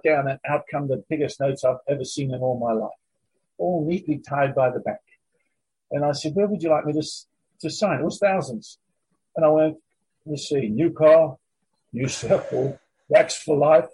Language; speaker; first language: English; native; English